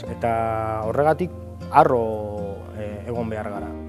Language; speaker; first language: Basque; non-native, learner; Spanish